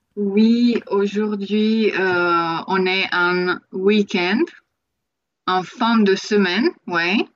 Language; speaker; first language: French; native; French